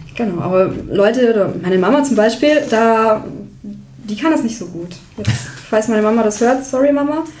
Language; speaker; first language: German; native; German